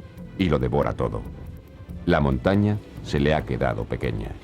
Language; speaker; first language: Spanish; native; Spanish